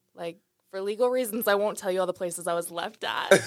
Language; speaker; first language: English; native; English